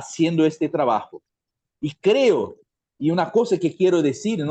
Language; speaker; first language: Spanish; non-native, fluent; Portuguese